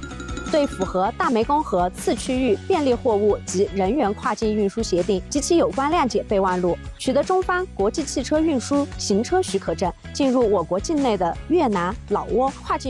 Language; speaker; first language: Chinese; native; Chinese